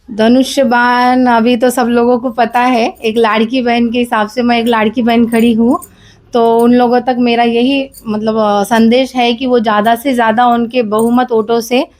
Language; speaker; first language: Hindi; non-native, local second language; Marathi